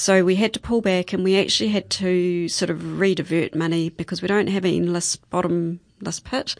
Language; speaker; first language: English; native; English